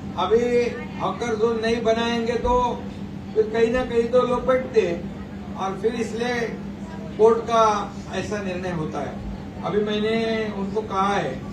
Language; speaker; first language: Hindi; non-native, local second language; Marathi